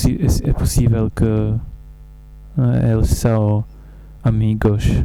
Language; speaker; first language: Portuguese; non-native, learner; English